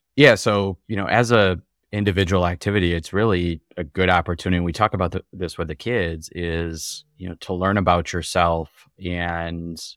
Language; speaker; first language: English; native; English